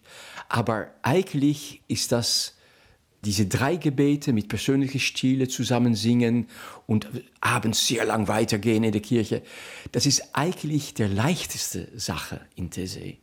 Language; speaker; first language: German; non-native, fluent; Dutch